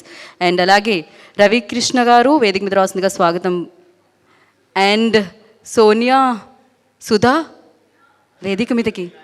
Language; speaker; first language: Telugu; native; Telugu